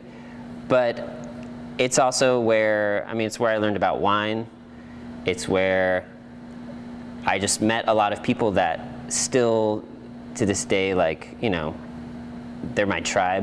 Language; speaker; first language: English; native; English